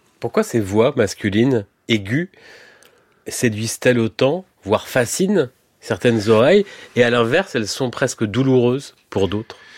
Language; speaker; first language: French; native; French